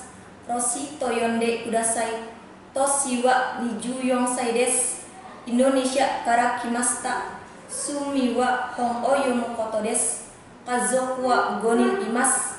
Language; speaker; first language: Japanese; non-native, learner; Indonesian